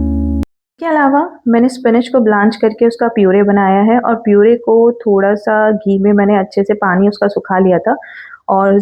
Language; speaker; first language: Hindi; native; Hindi